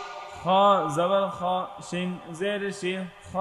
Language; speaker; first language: Arabic; non-native, learner; Bangla